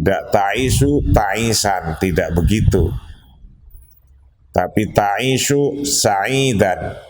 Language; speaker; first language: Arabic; non-native, fluent; Indonesian